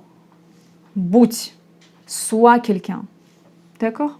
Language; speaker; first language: French; non-native, fluent; Russian